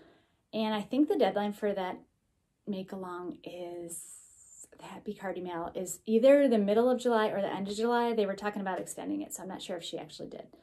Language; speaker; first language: English; native; English